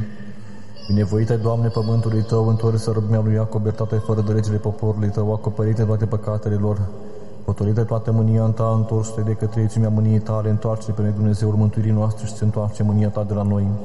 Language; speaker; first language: Romanian; native; Romanian